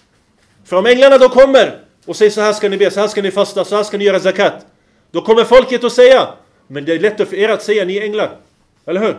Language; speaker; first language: Swedish; non-native, fluent; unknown